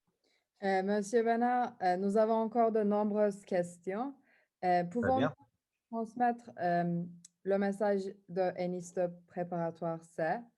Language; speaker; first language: French; non-native, fluent; Turkish